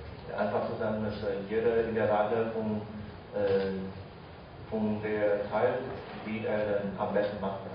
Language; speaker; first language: German; non-native, fluent; Chinese